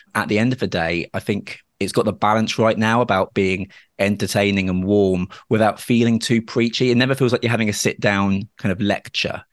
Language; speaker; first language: English; native; English